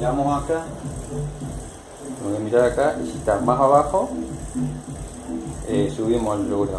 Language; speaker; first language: Spanish; native; Spanish